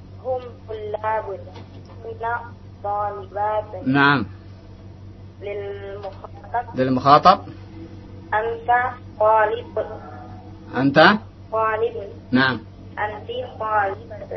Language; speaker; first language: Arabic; non-native, learner; Indonesian